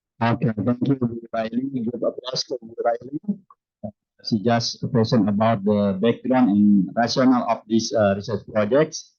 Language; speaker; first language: English; non-native, fluent; Indonesian